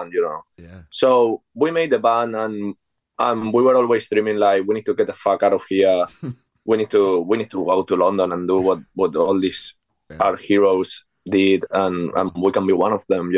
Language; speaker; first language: English; non-native, fluent; Spanish